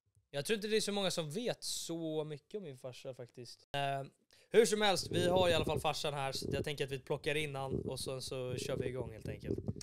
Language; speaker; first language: Swedish; early bilingual, heritage; Swedish